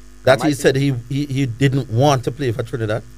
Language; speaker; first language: English; native; English